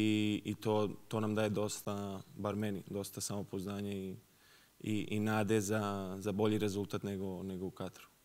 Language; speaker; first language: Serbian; early bilingual, heritage; Serbian